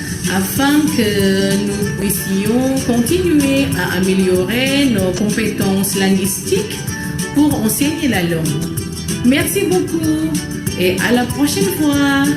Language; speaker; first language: French; non-native, fluent; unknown